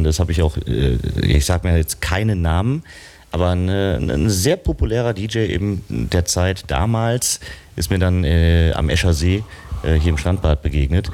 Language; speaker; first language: German; native; German